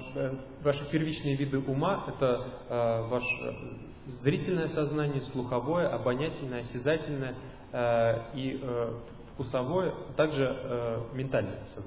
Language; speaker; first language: Russian; native; Russian